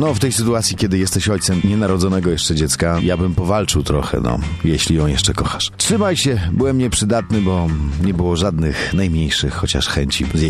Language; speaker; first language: Polish; native; Polish